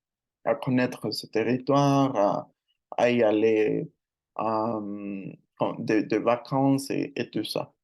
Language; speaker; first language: French; non-native, learner; Spanish